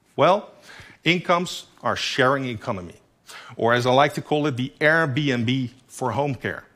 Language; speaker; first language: English; non-native, fluent; Dutch